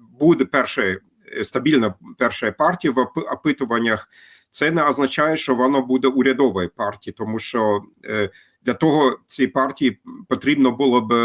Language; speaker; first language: Ukrainian; non-native, fluent; German